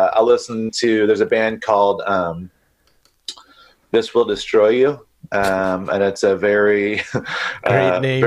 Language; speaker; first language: English; native; English